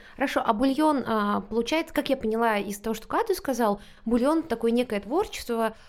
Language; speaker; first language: Russian; native; Russian